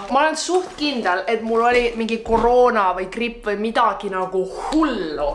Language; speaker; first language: Estonian; native; Estonian